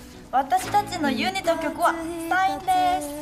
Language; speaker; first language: Japanese; non-native, learner; Korean